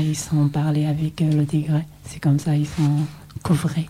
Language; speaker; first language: French; non-native, learner; Oromo